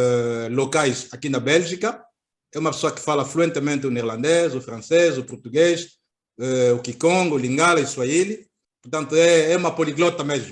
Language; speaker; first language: Portuguese; native; Portuguese